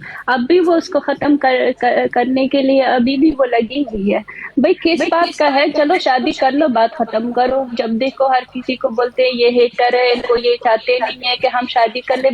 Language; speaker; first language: Hindi; native; Hindi